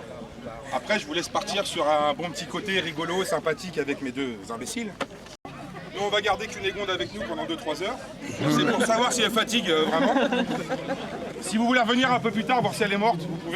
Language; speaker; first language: French; native; French